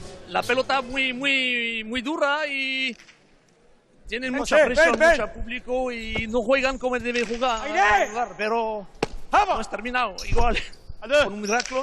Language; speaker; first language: Spanish; non-native, learner; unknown